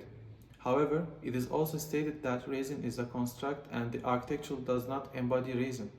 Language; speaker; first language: English; non-native, learner; Turkish